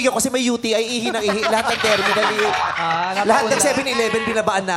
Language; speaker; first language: Filipino; native; Filipino